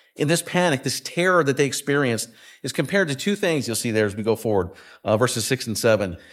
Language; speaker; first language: English; native; English